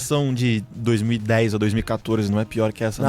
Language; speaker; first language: Portuguese; native; Portuguese